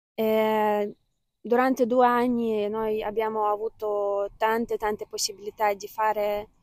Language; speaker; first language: Italian; non-native, fluent; Ukrainian